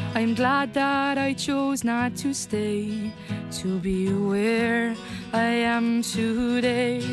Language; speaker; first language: English; native; English